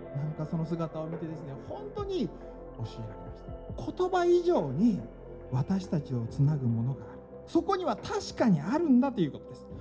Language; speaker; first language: Japanese; native; Japanese